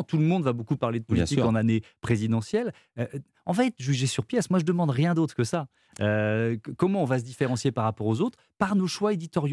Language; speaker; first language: French; native; French